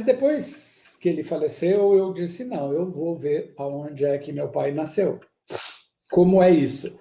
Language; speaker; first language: Portuguese; early bilingual, other home language; Guarani